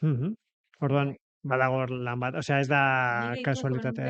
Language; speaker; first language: Basque; native; Basque